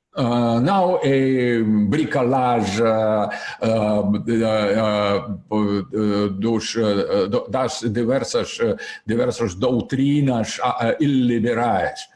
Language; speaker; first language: Portuguese; non-native, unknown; Russian